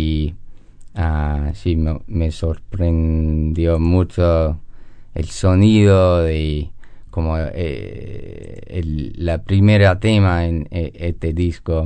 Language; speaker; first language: Spanish; non-native, learner; English